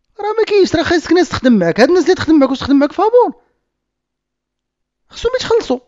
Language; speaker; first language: Arabic; native; Arabic